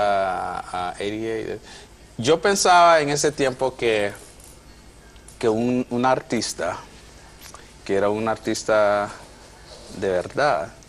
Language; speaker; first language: Spanish; non-native, fluent; English